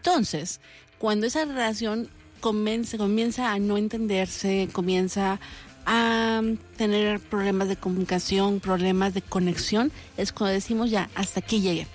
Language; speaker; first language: Spanish; native; Spanish